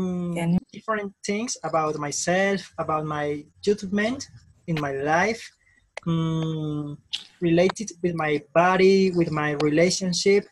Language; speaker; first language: English; non-native, learner; Spanish